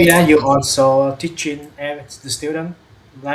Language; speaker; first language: English; non-native, learner; Vietnamese